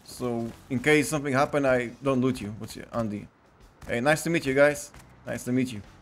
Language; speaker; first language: English; non-native, fluent; Slovak